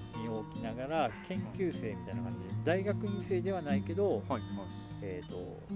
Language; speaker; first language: Japanese; native; Japanese